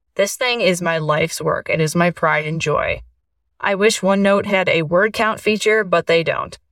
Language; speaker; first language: English; native; English